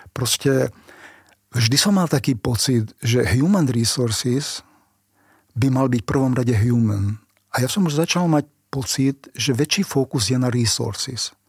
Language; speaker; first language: Slovak; non-native, local second language; Hungarian